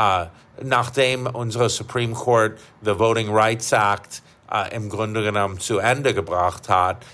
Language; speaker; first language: German; non-native, fluent; English